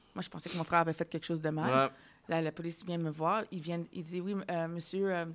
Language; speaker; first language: French; native; French